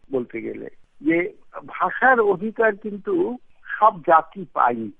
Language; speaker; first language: Bangla; native; Bangla